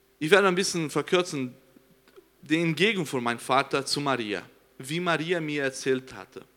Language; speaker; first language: German; non-native, learner; Portuguese